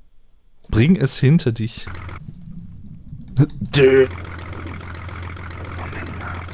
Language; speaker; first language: German; native; German